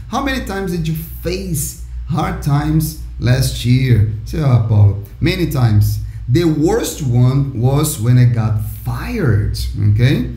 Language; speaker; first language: English; non-native, fluent; Portuguese